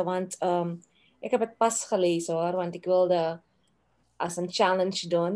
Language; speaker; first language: Dutch; non-native, local second language; Caribbean Hindustani